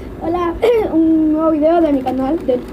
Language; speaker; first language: Spanish; native; Spanish